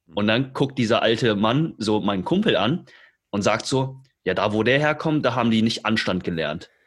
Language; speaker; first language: German; early bilingual, other home language; Chinese